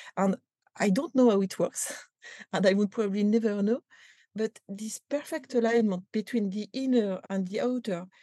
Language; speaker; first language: English; non-native, fluent; French